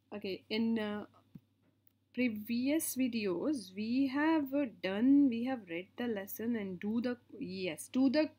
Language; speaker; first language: English; non-native, local second language; Hindi